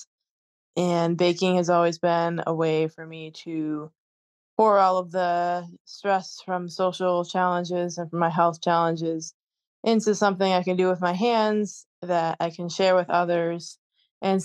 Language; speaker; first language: English; native; English